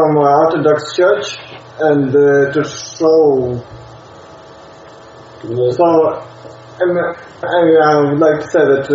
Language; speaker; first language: English; non-native, learner; Russian